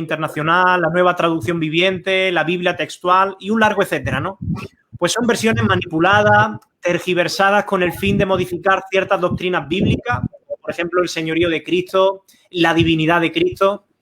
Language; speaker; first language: Spanish; native; Spanish